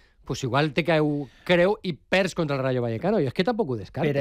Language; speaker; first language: Catalan; native; Catalan